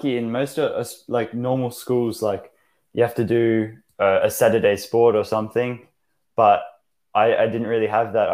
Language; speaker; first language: English; native; English